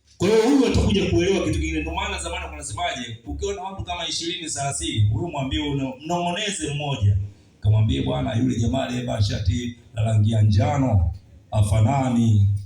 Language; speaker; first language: Swahili; native; Swahili